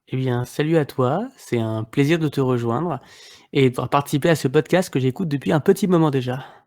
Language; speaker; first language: French; native; French